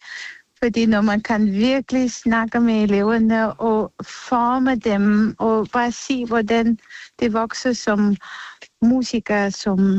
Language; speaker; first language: Danish; non-native, fluent; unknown